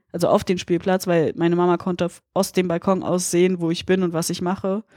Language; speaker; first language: German; early bilingual, other home language; Polish